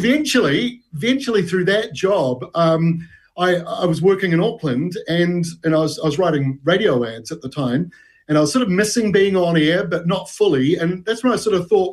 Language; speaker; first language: English; native; English